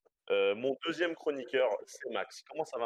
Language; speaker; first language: French; native; French